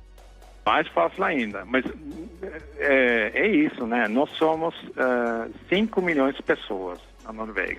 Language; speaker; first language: Portuguese; non-native, fluent; Norwegian